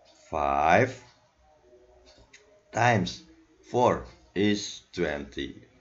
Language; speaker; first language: English; non-native, learner; Indonesian